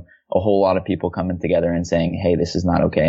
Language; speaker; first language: English; native; English